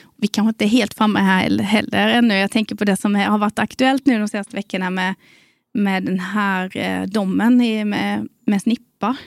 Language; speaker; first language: Swedish; native; Swedish